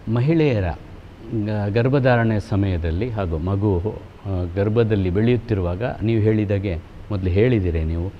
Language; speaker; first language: Kannada; non-native, local second language; Konkani